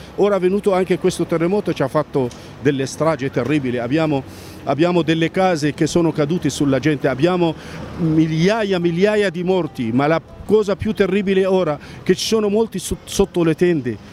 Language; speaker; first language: Italian; non-native, fluent; Arabic